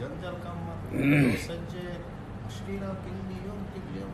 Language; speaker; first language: Arabic; non-native, learner; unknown